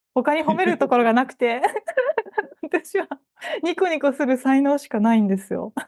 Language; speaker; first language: Japanese; native; Japanese